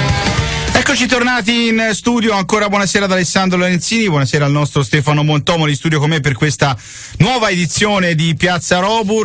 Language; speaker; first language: Italian; native; Italian